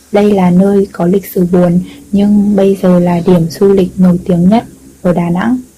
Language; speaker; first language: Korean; native; Korean